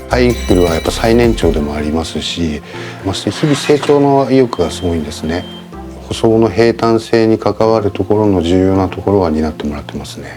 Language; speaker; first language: Japanese; native; Japanese